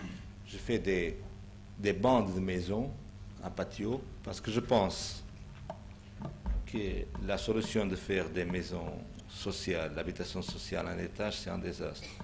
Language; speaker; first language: French; non-native, fluent; Portuguese